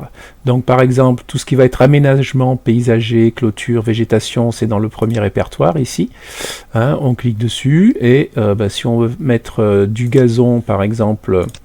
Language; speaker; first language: French; native; French